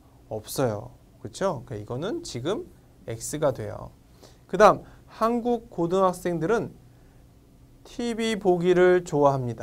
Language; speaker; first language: Korean; non-native, fluent; Vietnamese